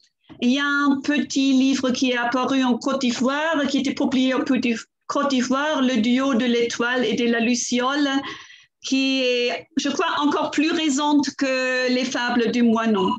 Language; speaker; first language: French; non-native, fluent; German